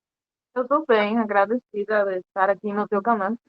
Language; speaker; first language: Portuguese; non-native, learner; Spanish